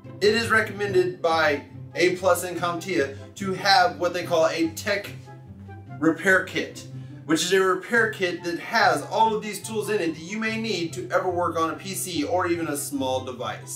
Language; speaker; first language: English; native; English